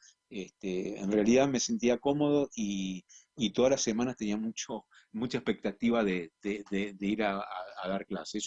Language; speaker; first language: Spanish; native; Spanish